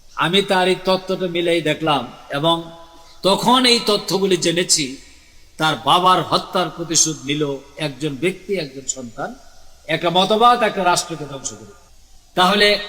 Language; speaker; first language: Bangla; native; Bangla